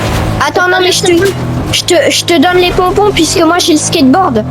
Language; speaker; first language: French; native; French